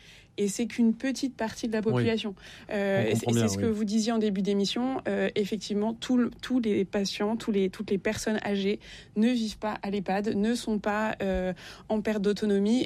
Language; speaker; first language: French; native; French